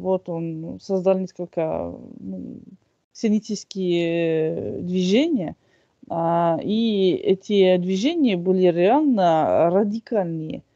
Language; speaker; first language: Russian; non-native, fluent; French